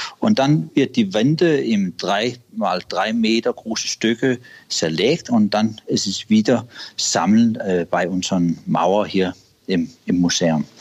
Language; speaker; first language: German; non-native, learner; Danish